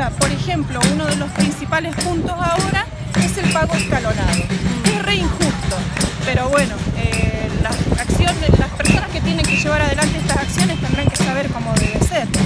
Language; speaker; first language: Spanish; native; Spanish